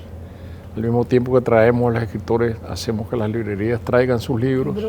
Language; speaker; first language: Spanish; native; Spanish